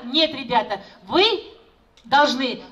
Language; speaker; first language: Russian; non-native, local second language; Kazakh